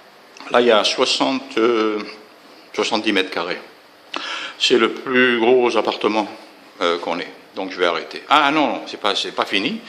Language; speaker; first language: French; native; French